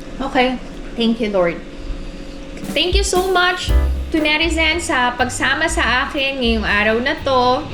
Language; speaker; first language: Filipino; native; Filipino